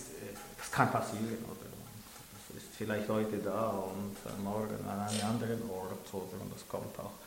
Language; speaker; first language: German; non-native, local second language; French